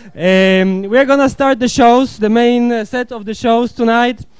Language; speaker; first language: English; non-native, fluent; Polish